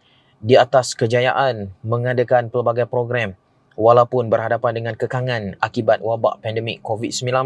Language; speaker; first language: Malay; native; Malay